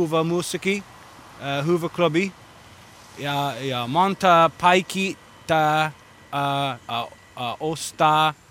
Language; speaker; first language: Finnish; non-native, learner; English